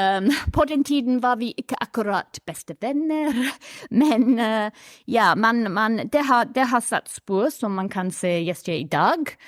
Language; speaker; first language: Norwegian; non-native, fluent; English